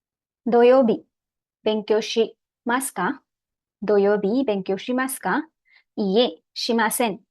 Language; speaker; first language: Japanese; non-native, learner; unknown